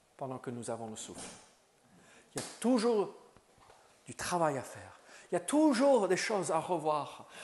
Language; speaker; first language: French; native; French